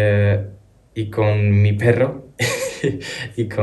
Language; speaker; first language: Spanish; early bilingual, other home language; Ukrainian